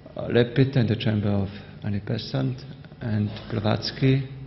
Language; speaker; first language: English; non-native, learner; German